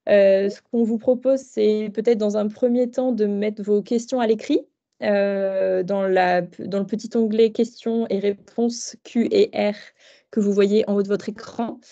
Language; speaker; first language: French; native; French